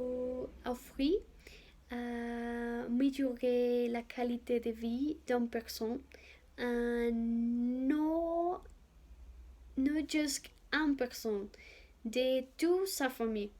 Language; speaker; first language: French; non-native, learner; Spanish